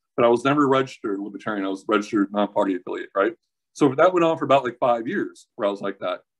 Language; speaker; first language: English; native; English